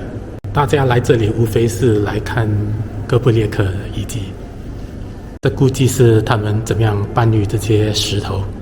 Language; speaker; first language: Chinese; native; Chinese